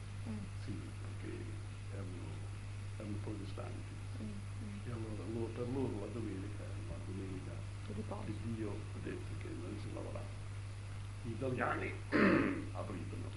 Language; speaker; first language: Italian; early bilingual, heritage; Italian